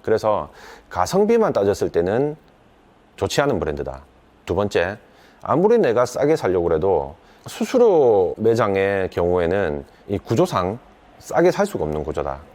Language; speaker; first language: Korean; native; Korean